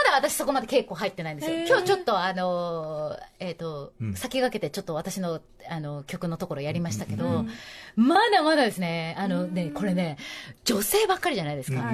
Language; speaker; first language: Japanese; native; Japanese